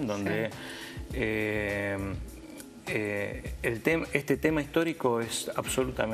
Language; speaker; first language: Spanish; native; Spanish